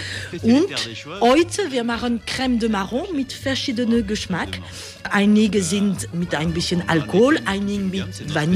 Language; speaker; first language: German; non-native, learner; French